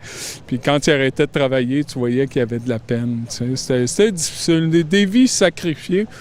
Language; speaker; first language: French; native; French